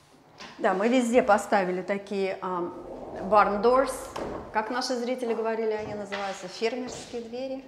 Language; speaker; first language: Russian; native; Russian